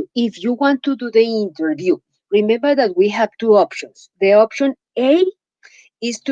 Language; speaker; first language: English; non-native, fluent; Spanish